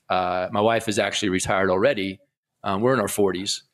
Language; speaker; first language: English; native; English